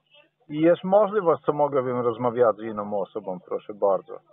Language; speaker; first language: Polish; non-native, learner; Slovenian